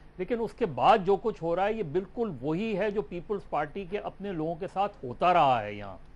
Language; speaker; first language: Urdu; native; Urdu